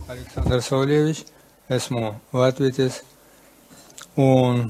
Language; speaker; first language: Latvian; non-native, local second language; Russian